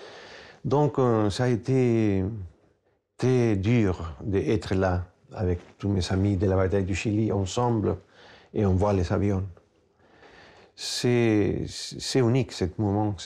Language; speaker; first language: French; non-native, fluent; Spanish